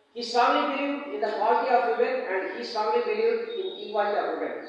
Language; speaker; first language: English; non-native, local second language; Telugu